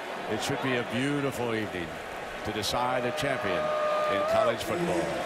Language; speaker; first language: English; native; English